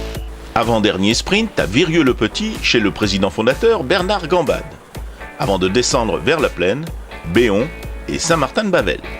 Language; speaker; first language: French; native; French